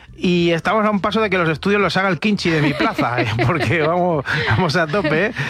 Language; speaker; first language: Spanish; native; Spanish